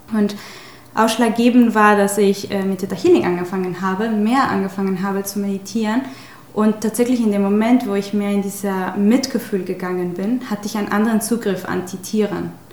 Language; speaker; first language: German; non-native, fluent; Spanish